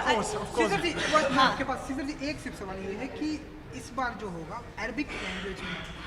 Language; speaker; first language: Hindi; native; Hindi